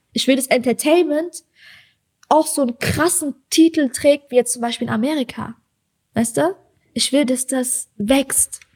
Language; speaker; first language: German; early bilingual, other home language; Persian